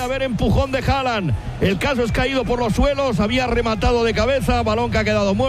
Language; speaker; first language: Spanish; native; Spanish